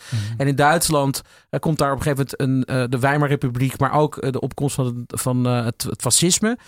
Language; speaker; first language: Dutch; native; Dutch